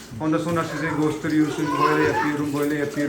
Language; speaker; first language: Turkish; non-native, learner; Urdu